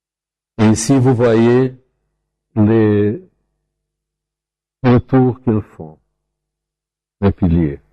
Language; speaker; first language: French; non-native, fluent; Portuguese